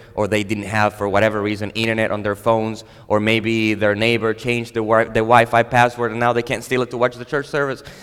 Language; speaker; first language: English; non-native, fluent; Spanish